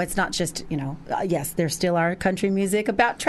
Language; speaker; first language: English; native; English